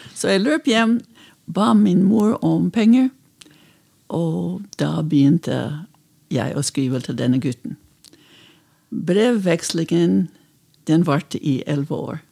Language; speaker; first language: Norwegian; non-native, fluent; English